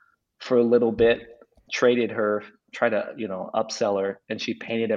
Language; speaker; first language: English; native; English